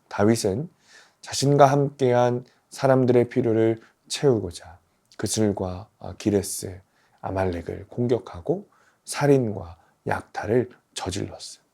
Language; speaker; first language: Korean; native; Korean